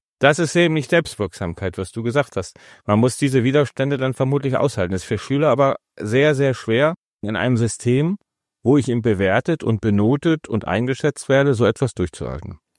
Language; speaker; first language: German; native; German